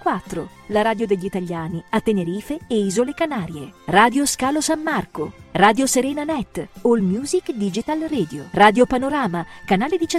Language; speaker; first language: Italian; native; Italian